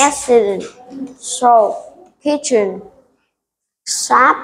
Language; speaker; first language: English; non-native, learner; Vietnamese